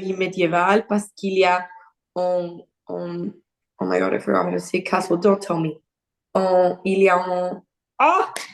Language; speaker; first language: French; non-native, learner; Portuguese